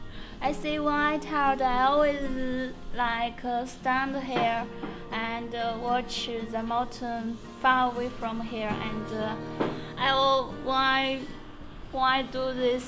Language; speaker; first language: English; non-native, learner; Chinese